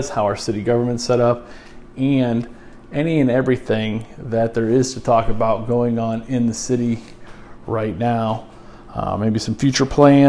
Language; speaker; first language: English; native; English